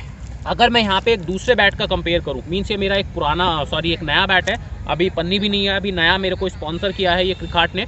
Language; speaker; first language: Hindi; native; Hindi